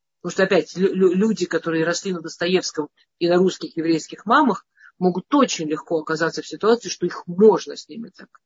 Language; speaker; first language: Russian; native; Russian